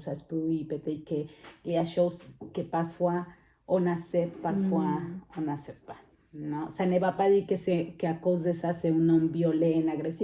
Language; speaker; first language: French; non-native, fluent; Spanish